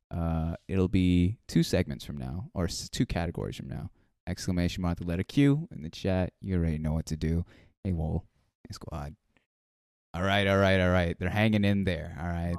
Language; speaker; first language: English; early bilingual, other home language; Filipino